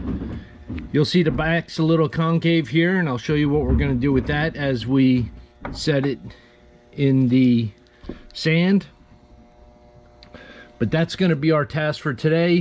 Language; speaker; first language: English; native; English